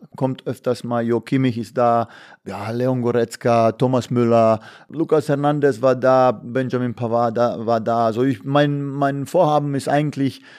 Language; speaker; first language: German; non-native, fluent; Bosnian